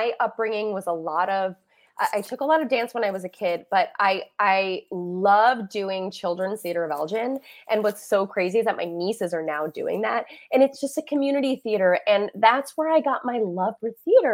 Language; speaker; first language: English; native; English